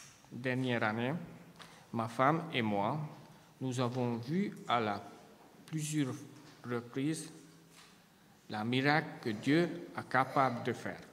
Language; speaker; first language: French; non-native, fluent; Hungarian